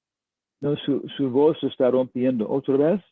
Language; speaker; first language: Spanish; non-native, learner; English